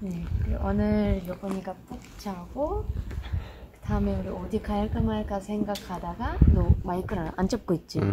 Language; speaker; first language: Korean; non-native, fluent; Russian